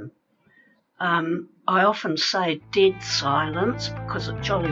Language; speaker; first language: English; native; English